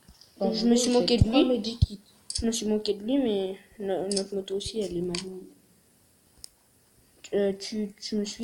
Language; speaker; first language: French; native; French